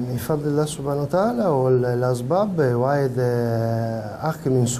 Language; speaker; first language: Arabic; non-native, learner; Italian